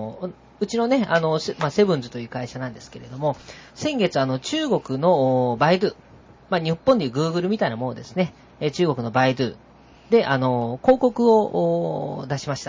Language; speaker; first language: Japanese; native; Japanese